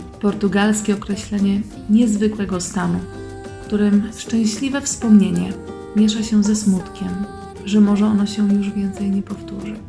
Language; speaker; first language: Polish; native; Polish